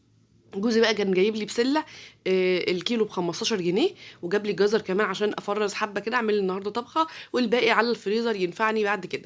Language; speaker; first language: Arabic; native; Arabic